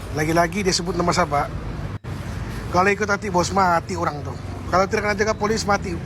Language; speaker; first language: Malay; native; Malay